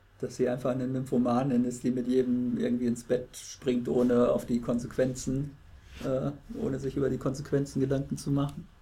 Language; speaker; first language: German; native; German